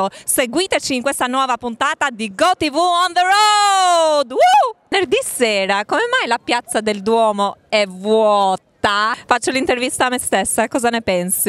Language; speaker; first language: Italian; native; Italian